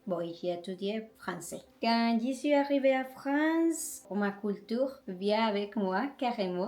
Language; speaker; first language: French; non-native, learner; Spanish